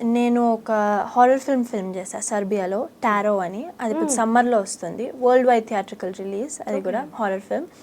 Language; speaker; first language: Telugu; early bilingual, heritage; Telugu